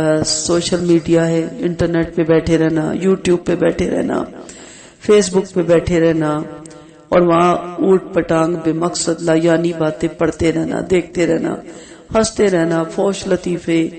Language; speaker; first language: Urdu; native; Urdu